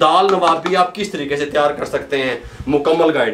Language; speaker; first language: Hindi; non-native, local second language; Punjabi